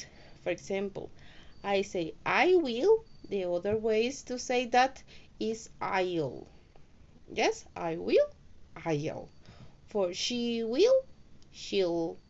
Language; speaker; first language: English; non-native, learner; Spanish